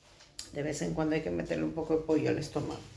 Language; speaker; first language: Spanish; native; Spanish